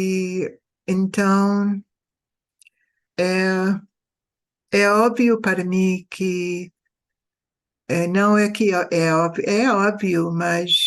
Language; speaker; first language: Portuguese; non-native, fluent; English